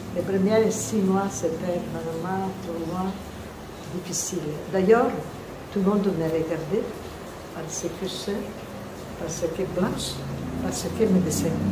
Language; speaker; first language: French; non-native, fluent; Italian